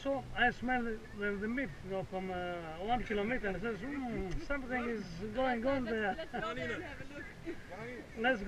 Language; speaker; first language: English; non-native, learner; Greek